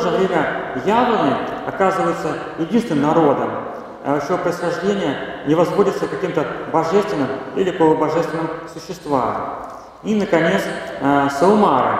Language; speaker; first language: Russian; native; Russian